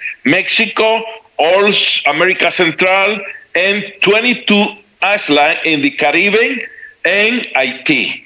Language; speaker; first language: English; non-native, learner; Spanish